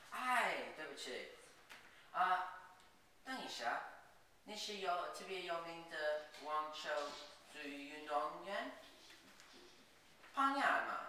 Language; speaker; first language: Chinese; non-native, learner; English